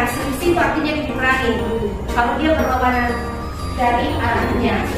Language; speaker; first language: Indonesian; native; Indonesian